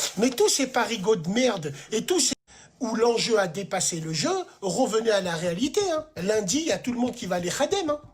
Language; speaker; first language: French; early bilingual, other home language; Arabic